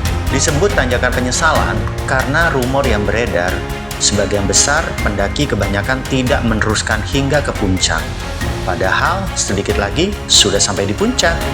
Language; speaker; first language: Indonesian; native; Indonesian